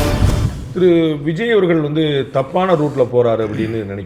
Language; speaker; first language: Tamil; native; Tamil